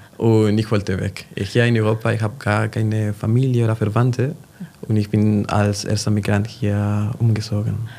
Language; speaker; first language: German; non-native, fluent; Spanish